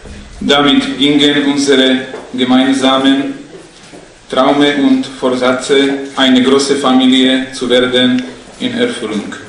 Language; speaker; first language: German; non-native, fluent; Slovak